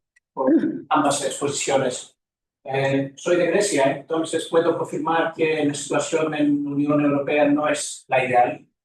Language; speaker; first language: Spanish; non-native, fluent; Greek